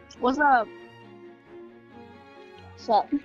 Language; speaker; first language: English; native; English